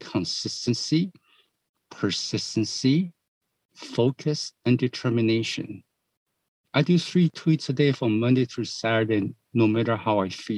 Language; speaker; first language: English; non-native, fluent; Chinese